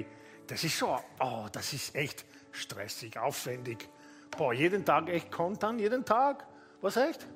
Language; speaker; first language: German; non-native, fluent; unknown